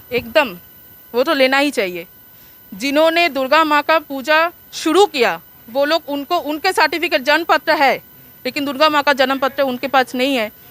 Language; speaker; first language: Hindi; non-native, local second language; Bangla